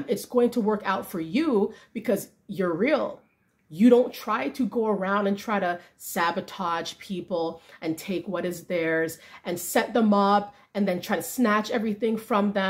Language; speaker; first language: English; native; English